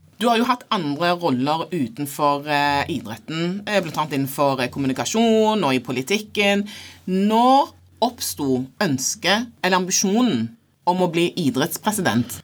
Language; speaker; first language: Norwegian; non-native, fluent; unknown